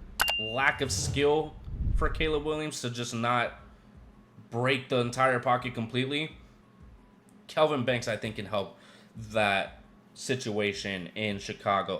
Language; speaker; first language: English; native; English